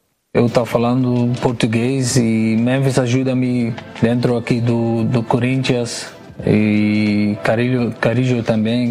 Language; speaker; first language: Portuguese; non-native, learner; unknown